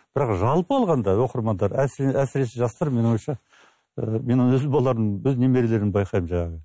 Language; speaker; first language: Kazakh; native; Kazakh